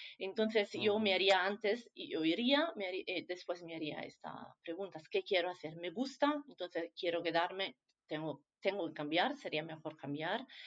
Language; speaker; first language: Spanish; non-native, fluent; Italian